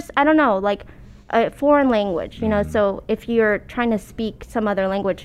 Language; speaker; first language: English; early bilingual, other home language; Cantonese